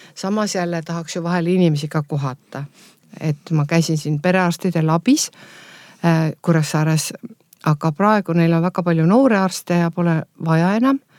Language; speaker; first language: Estonian; native; Estonian